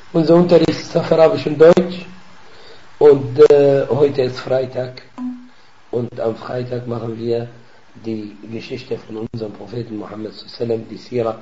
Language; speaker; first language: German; non-native, fluent; Arabic